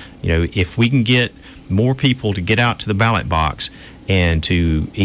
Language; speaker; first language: English; native; English